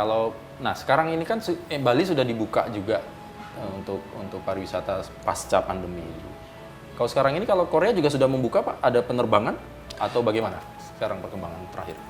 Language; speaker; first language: Indonesian; native; Indonesian